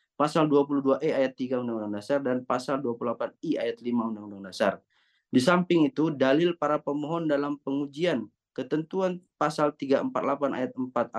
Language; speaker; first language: Indonesian; native; Indonesian